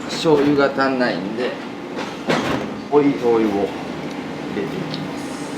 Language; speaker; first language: Japanese; native; Japanese